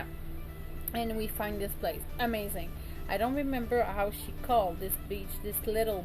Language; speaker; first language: English; non-native, learner; French